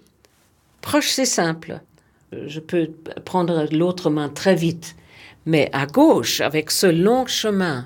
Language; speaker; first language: French; non-native, fluent; German